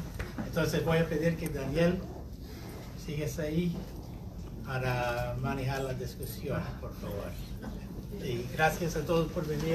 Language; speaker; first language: Spanish; non-native, fluent; English